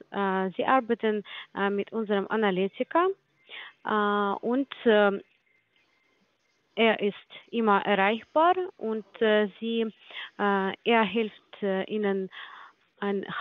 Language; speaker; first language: German; non-native, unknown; Polish